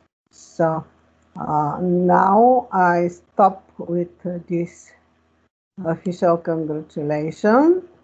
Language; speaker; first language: English; non-native, fluent; Bulgarian